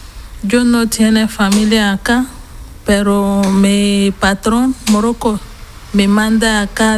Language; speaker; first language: Spanish; non-native, learner; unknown